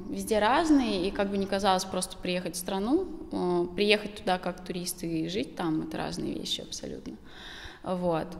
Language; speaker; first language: Russian; native; Russian